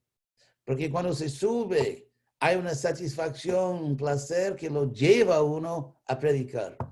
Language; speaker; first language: Spanish; non-native, fluent; English